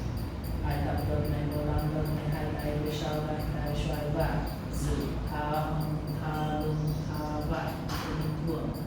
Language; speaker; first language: Vietnamese; non-native, learner; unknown